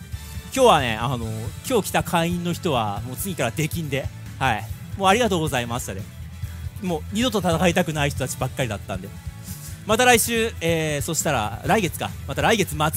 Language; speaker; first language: Japanese; native; Japanese